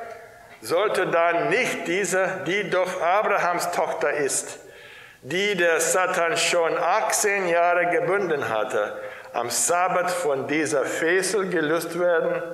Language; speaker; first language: German; non-native, fluent; English